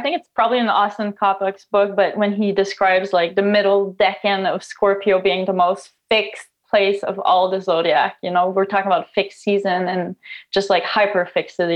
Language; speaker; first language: English; non-native, fluent; French